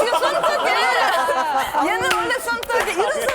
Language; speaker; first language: Korean; non-native, fluent; Russian